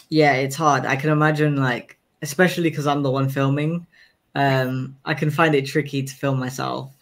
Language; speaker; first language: English; native; English